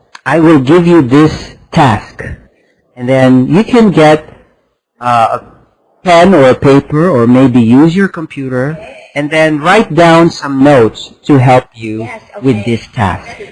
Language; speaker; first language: English; non-native, fluent; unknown